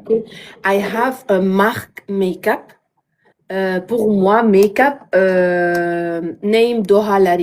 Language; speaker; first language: English; non-native, learner; Arabic